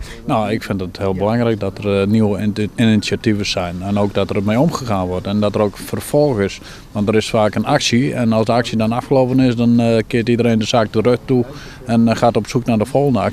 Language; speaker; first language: Dutch; native; Dutch